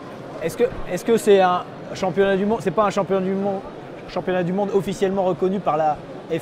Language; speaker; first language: French; native; French